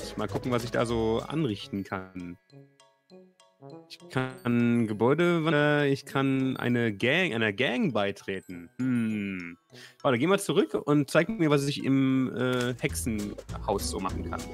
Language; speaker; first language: German; native; German